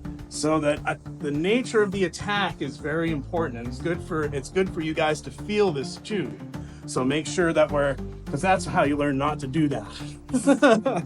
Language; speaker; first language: English; native; English